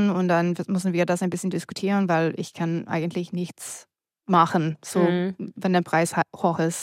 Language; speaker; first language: German; non-native, fluent; English